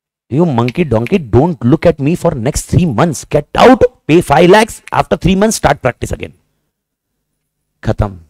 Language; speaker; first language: English; non-native, local second language; Hindi